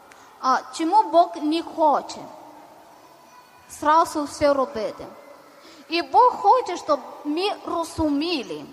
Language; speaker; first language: Ukrainian; non-native, learner; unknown